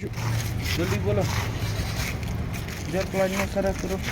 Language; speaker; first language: Hindi; non-native, local second language; Khasi